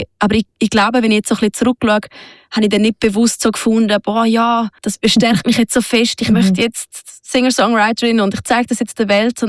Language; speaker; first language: German; native; German